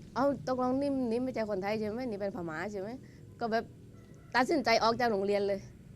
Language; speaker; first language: Thai; early bilingual, heritage; Thai